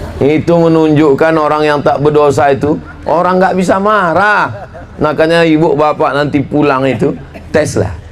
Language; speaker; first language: Indonesian; native; Indonesian